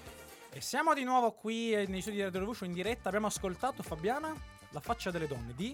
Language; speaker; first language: Italian; native; Italian